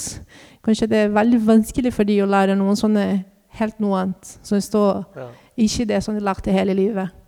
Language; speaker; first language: Norwegian; non-native, learner; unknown